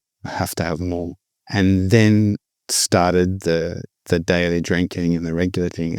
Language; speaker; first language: English; native; English